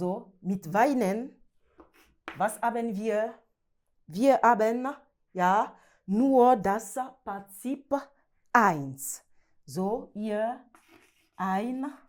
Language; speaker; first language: German; non-native, learner; French